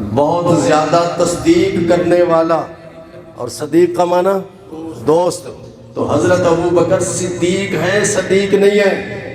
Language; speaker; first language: Urdu; non-native, local second language; Punjabi